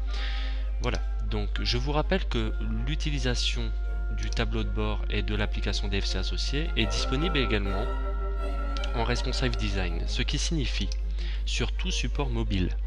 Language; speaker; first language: French; native; French